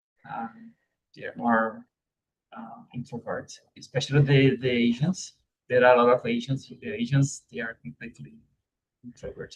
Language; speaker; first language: English; non-native, fluent; Portuguese